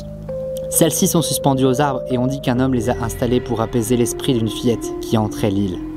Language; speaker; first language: French; native; French